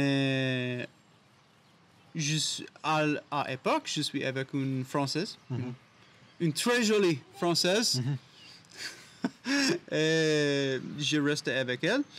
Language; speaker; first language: French; non-native, learner; English